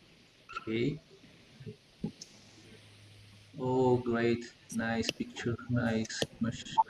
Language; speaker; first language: English; non-native, learner; Spanish